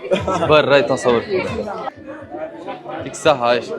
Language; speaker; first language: Arabic; native; Arabic